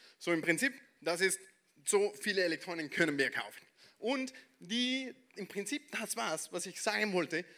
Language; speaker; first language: German; non-native, fluent; Spanish